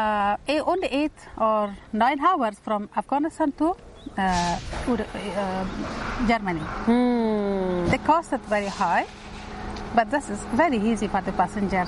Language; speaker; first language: English; non-native, learner; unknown